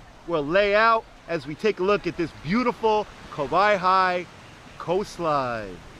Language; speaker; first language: English; native; English